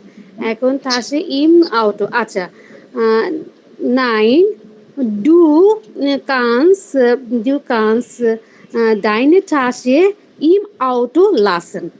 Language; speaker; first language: German; non-native, learner; Bangla